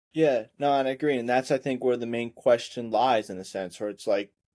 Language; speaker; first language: English; native; English